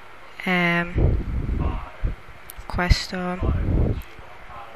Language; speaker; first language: Italian; non-native, learner; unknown